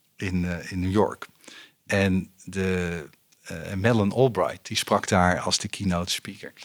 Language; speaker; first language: Dutch; native; Dutch